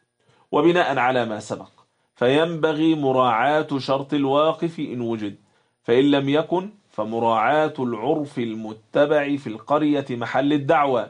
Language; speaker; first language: Arabic; native; Arabic